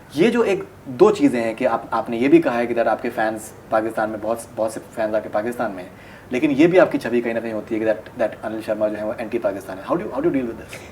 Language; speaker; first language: Hindi; native; Hindi